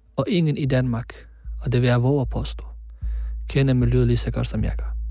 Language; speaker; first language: Danish; early bilingual, other home language; Central Kurdish